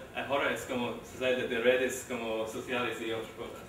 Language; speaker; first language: Spanish; non-native, learner; English